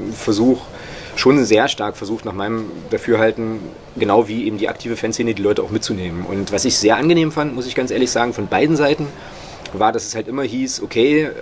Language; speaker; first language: German; native; German